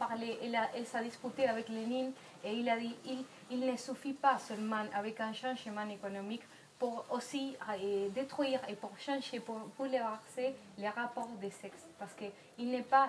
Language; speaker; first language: French; non-native, fluent; Spanish